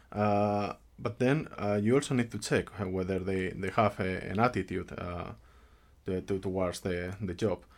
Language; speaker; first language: English; non-native, fluent; Spanish